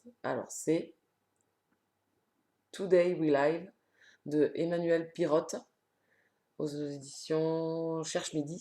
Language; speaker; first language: French; native; French